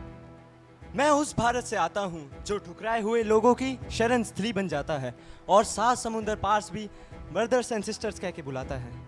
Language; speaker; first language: Hindi; native; Hindi